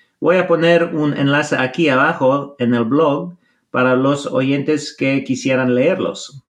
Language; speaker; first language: Spanish; non-native, fluent; English